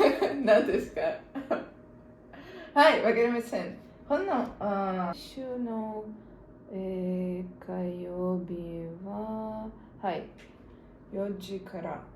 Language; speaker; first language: Japanese; non-native, learner; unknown